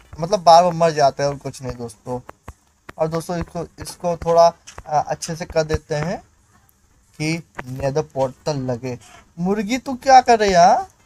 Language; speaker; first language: Hindi; native; Hindi